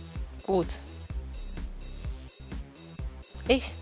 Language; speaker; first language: German; non-native, learner; Chinese